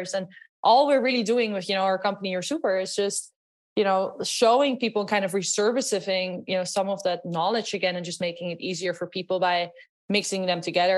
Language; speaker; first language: English; non-native, fluent; Dutch